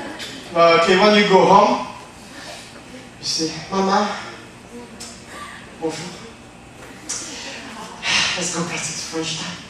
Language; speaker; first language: English; non-native, fluent; French